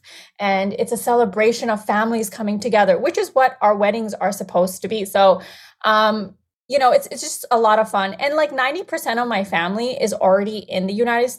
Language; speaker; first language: English; non-native, local second language; Bangla